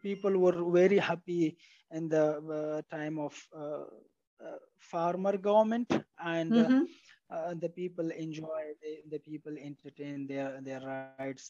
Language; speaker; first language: English; non-native, fluent; Pashto